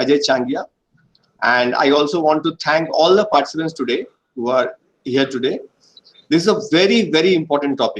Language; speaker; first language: English; non-native, local second language; Bangla